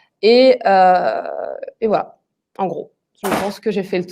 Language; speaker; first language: French; native; French